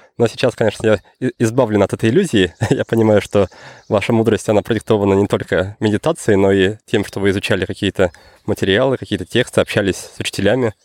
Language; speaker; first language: Russian; native; Russian